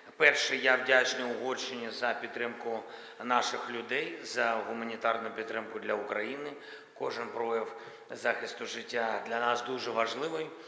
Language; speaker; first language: Ukrainian; native; Ukrainian